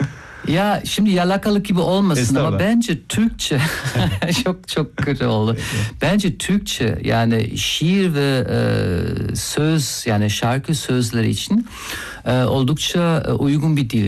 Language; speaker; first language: Turkish; non-native, fluent; German